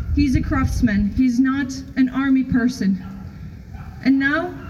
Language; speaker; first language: English; non-native, fluent; Ukrainian